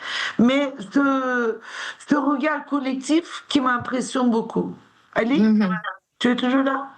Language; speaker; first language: French; non-native, fluent; Turkish